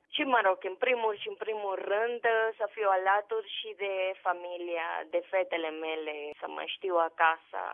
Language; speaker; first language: Romanian; non-native, fluent; Spanish